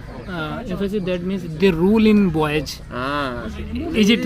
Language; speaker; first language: English; non-native, local second language; Hindi